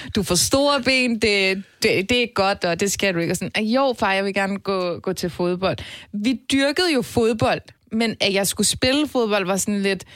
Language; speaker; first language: Danish; early bilingual, other home language; Turkish